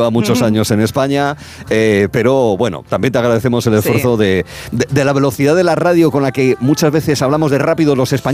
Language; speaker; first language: Spanish; native; Spanish